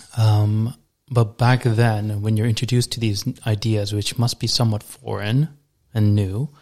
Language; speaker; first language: English; native; English